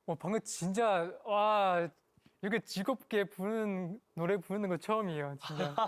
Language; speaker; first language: Korean; non-native, fluent; Chinese